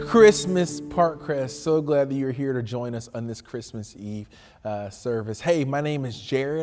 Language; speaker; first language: English; native; English